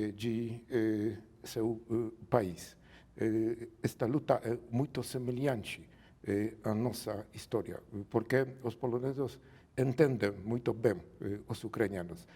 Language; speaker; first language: Portuguese; non-native, learner; Polish